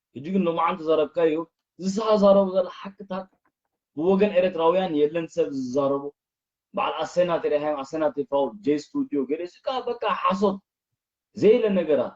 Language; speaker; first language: Tigrinya; early bilingual, heritage; Tigrinya